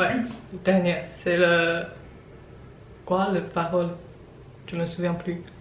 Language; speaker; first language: French; non-native, learner; Chinese